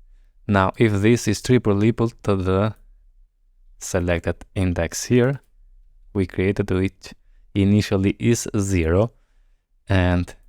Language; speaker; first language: English; non-native, fluent; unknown